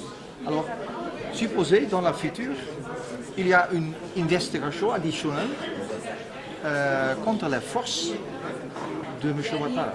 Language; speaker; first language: French; non-native, fluent; Dutch